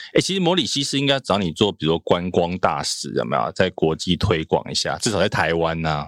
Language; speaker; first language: Chinese; native; Chinese